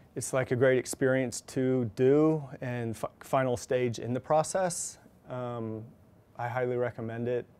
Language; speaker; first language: English; native; English